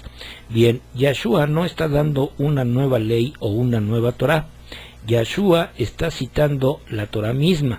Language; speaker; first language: Spanish; native; Spanish